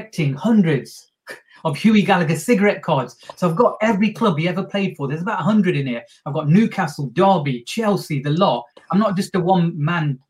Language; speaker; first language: English; native; English